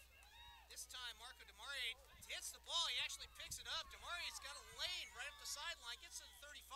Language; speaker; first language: English; native; English